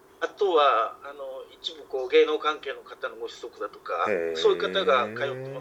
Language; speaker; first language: Japanese; native; Japanese